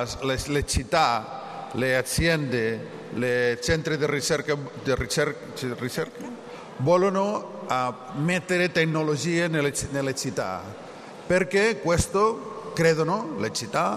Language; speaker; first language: Italian; non-native, learner; Catalan